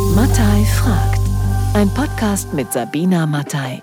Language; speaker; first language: German; native; German